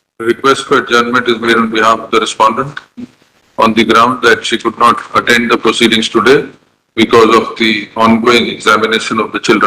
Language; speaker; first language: English; non-native, local second language; Hindi